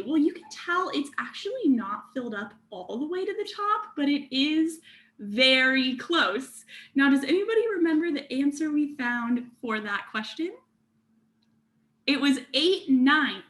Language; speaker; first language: English; native; English